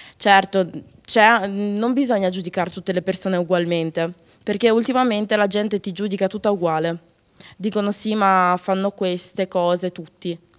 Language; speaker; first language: Italian; early bilingual, other home language; Albanian